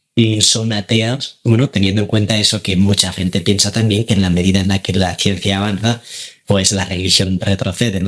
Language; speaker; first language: Spanish; native; Spanish